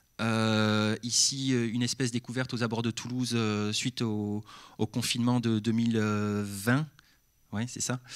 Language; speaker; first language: French; native; French